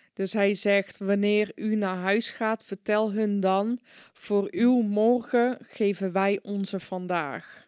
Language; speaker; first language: Dutch; early bilingual, other home language; Persian